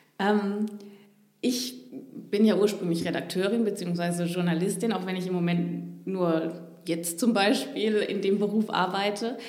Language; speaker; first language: German; native; German